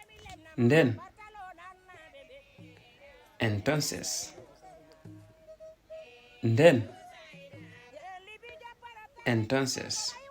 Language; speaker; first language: Spanish; non-native, fluent; Fula